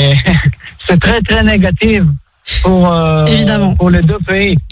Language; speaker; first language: French; non-native, fluent; Hebrew